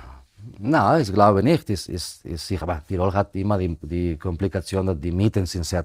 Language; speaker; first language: German; non-native, fluent; Spanish